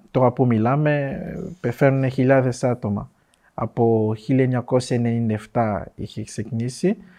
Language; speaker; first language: Greek; non-native, fluent; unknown